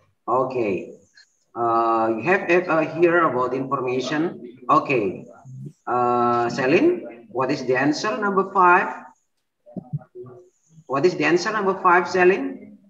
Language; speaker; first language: English; non-native, learner; Indonesian